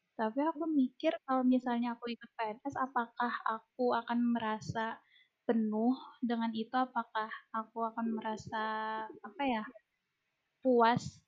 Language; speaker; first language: Indonesian; non-native, local second language; Banjar